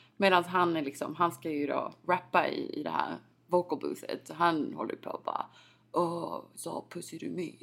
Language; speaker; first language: Swedish; native; Swedish